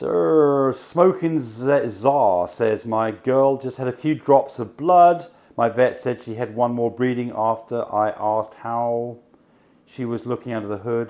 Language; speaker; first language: English; native; English